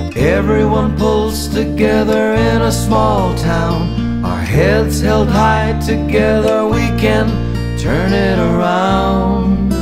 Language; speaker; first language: English; native; English